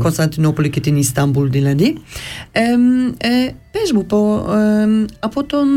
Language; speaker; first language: Greek; early bilingual, heritage; Greek